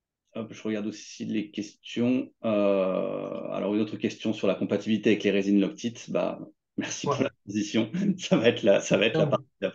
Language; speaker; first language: French; native; French